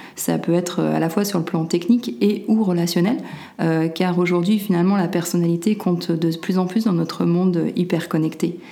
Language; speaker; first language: French; native; French